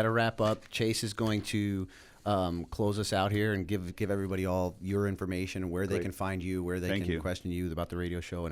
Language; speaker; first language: English; native; English